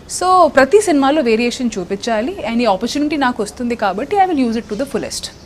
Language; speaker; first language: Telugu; non-native, local second language; Hindi